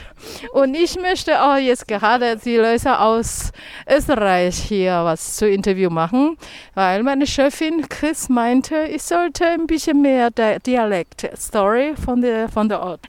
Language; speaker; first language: German; non-native, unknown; Chinese